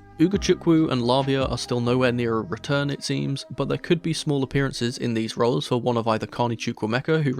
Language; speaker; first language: English; native; English